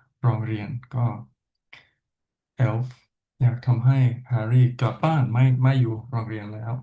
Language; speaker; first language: Thai; non-native, fluent; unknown